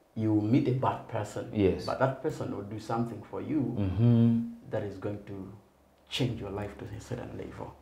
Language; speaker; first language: English; non-native, local second language; Nyanja